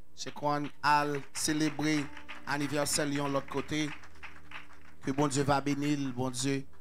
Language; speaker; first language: French; native; French